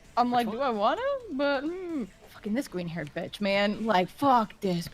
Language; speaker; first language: English; native; English